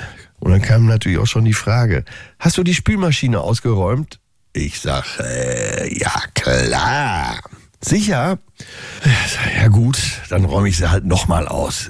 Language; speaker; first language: German; native; German